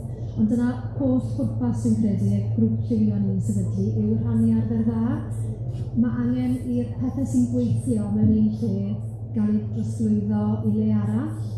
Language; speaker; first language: Welsh; native; Welsh